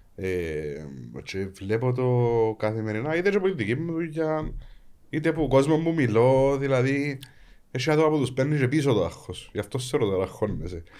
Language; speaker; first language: Greek; native; Greek